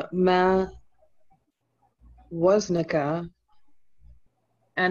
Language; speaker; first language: Arabic; non-native, learner; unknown